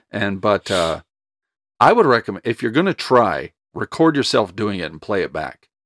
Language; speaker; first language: English; native; English